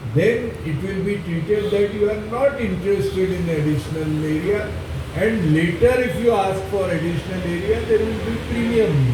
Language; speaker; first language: English; non-native, local second language; Marathi